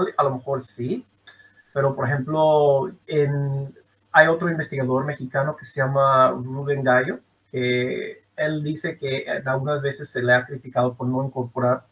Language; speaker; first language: Spanish; non-native, fluent; English